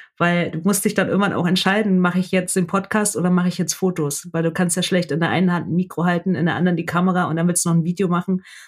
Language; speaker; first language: German; native; German